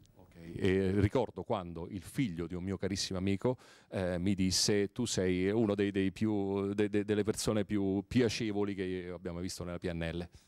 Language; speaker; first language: Italian; native; Italian